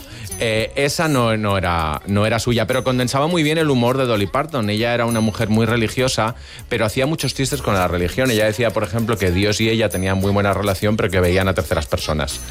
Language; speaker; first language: Spanish; native; Spanish